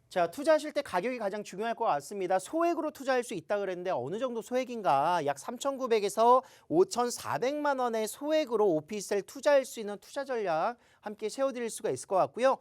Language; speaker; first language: Korean; native; Korean